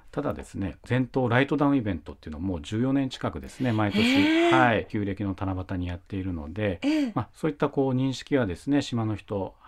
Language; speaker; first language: Japanese; native; Japanese